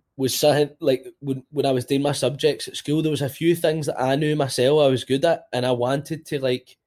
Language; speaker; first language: English; native; English